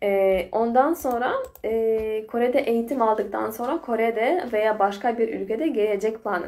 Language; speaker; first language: Turkish; non-native, fluent; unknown